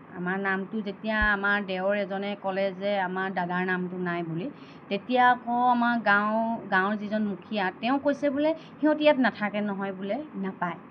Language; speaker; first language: Assamese; non-native, local second language; Mising